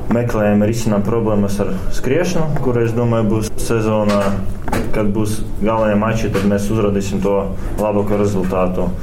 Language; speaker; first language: Latvian; non-native, local second language; Russian